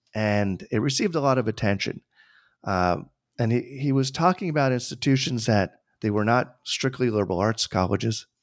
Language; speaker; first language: English; native; English